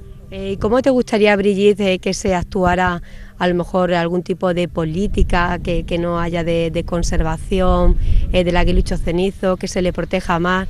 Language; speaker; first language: Spanish; native; Spanish